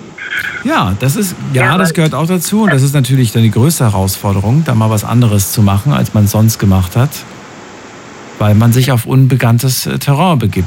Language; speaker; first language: German; native; German